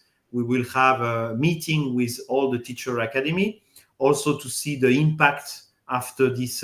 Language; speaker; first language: English; non-native, fluent; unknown